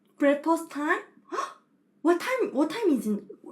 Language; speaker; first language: English; non-native, learner; Korean